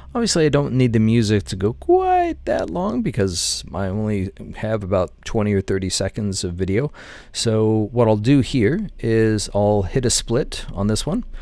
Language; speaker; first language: English; native; English